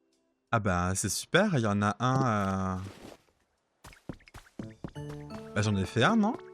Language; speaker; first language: French; native; French